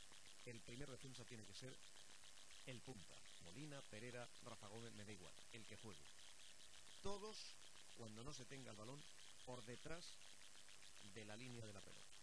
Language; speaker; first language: Spanish; native; Spanish